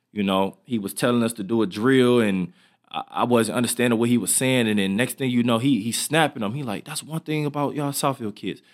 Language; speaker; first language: English; native; English